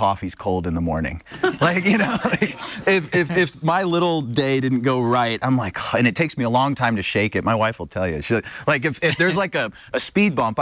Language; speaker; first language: English; native; English